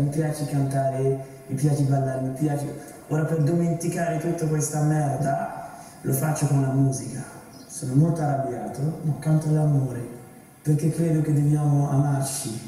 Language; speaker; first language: Italian; non-native, fluent; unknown